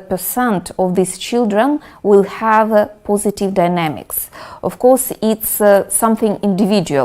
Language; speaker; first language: English; non-native, fluent; Russian